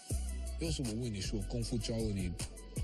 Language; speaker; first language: Chinese; early bilingual, heritage; English